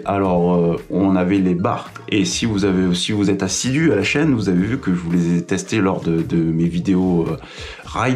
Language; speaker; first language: French; native; French